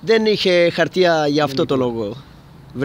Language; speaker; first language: Greek; non-native, fluent; Urdu